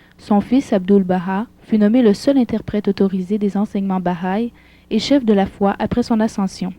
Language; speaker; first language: French; native; French